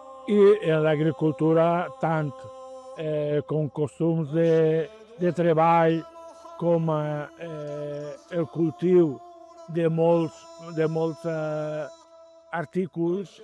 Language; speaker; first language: Catalan; non-native, local second language; Spanish